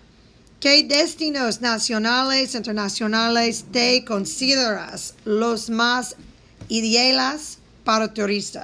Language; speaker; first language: Spanish; non-native, fluent; English